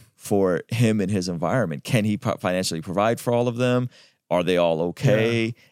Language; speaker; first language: English; early bilingual, other home language; Armenian